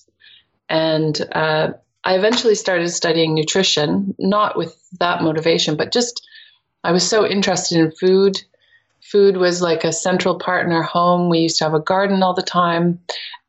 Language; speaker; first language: English; native; English